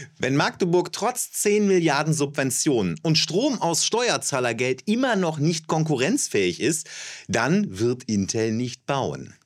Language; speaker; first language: German; native; German